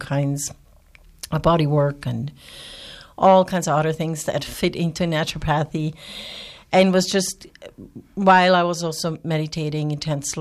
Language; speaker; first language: English; non-native, fluent; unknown